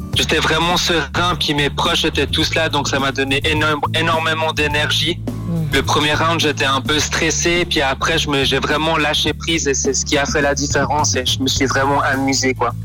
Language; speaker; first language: French; native; French